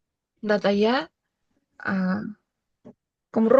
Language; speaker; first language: Catalan; non-native, learner; Spanish